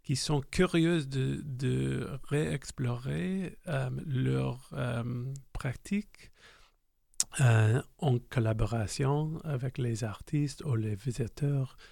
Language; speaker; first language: French; non-native, fluent; English